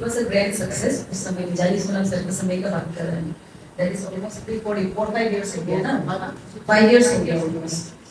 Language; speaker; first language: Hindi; non-native, local second language; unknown